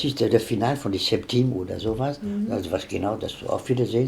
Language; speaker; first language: German; non-native, learner; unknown